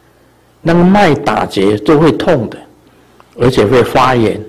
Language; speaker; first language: Chinese; native; Chinese